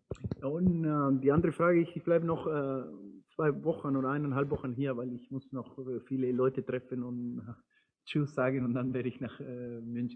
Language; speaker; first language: German; non-native, fluent; Spanish